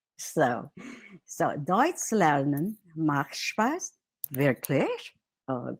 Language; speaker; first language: German; non-native, fluent; Filipino